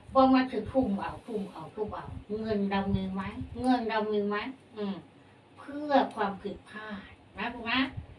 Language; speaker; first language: Thai; native; Thai